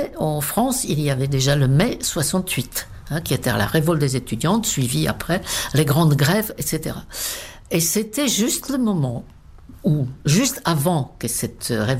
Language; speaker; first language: French; non-native, fluent; Czech